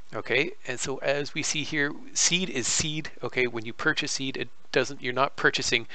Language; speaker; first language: English; native; English